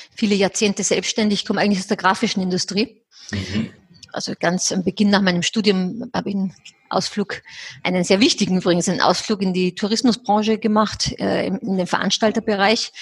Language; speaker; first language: German; native; German